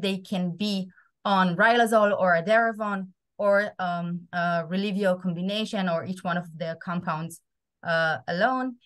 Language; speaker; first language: English; non-native, fluent; Hebrew